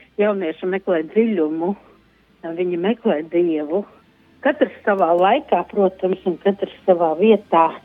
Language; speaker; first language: Latvian; native; Latvian